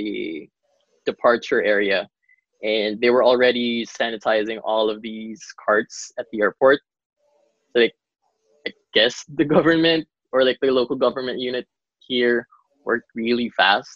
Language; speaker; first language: English; non-native, local second language; Cebuano